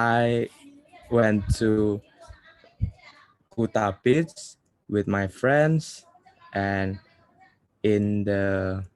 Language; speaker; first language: English; non-native, learner; Indonesian